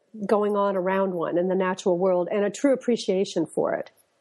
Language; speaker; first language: English; native; English